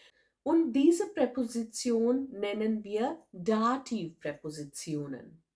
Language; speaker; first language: German; non-native, fluent; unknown